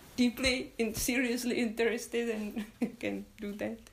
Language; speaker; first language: English; non-native, fluent; Czech